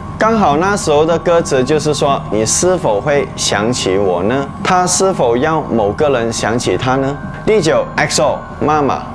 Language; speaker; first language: Chinese; non-native, local second language; Hakka Chinese